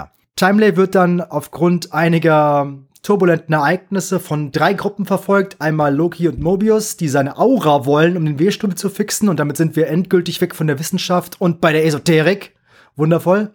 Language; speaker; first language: German; native; German